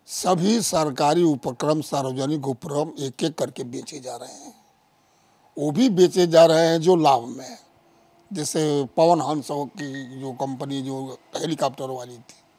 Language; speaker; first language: Hindi; native; Hindi